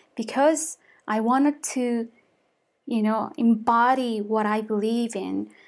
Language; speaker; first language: English; non-native, fluent; Mongolian